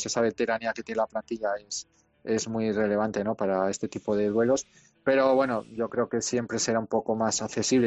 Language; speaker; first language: Spanish; native; Spanish